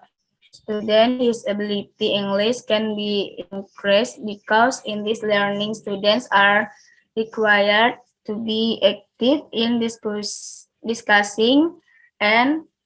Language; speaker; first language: English; non-native, learner; Indonesian